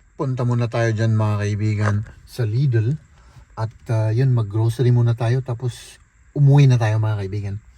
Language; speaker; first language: Filipino; native; Filipino